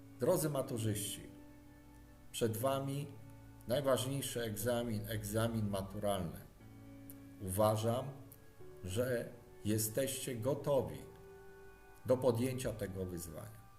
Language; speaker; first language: Polish; native; Polish